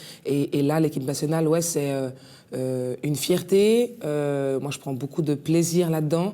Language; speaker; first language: French; native; French